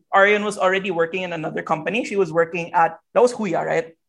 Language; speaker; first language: English; non-native, local second language; Hiligaynon